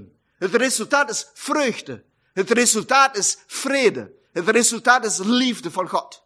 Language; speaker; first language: German; non-native, learner; Dutch